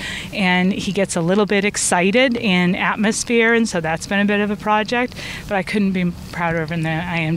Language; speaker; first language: English; native; English